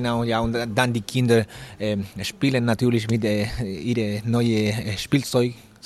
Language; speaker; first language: German; non-native, learner; Spanish